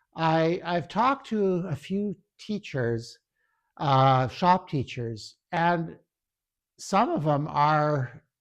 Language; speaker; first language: English; native; English